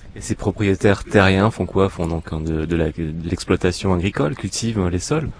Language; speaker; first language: French; native; French